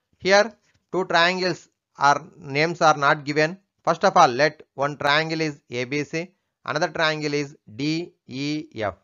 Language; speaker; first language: English; non-native, local second language; Telugu